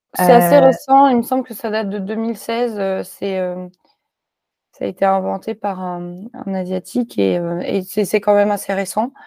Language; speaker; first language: French; native; French